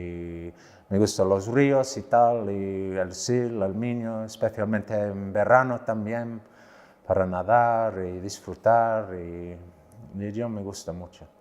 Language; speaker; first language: Spanish; non-native, learner; English